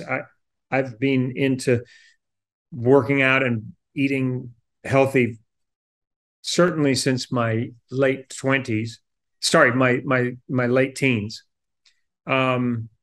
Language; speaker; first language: English; native; English